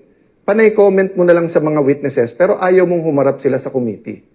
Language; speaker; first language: Filipino; native; Filipino